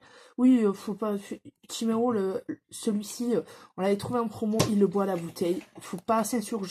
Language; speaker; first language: French; native; French